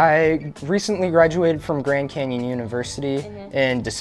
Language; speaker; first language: English; native; English